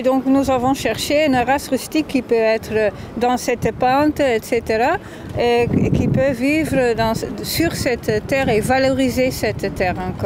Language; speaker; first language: French; non-native, fluent; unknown